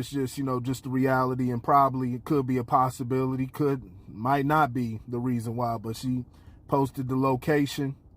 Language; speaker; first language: English; native; English